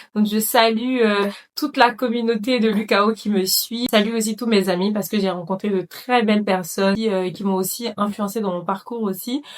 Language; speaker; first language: French; non-native, local second language; Dyula